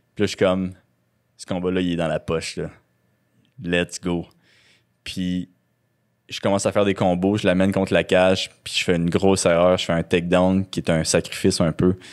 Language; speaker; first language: French; native; French